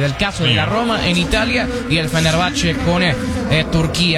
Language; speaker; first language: Spanish; native; Spanish